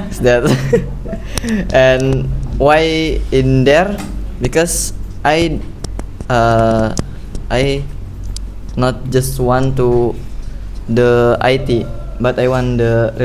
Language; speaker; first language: English; non-native, learner; Indonesian